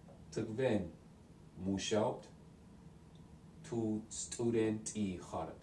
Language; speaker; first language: Georgian; non-native, learner; English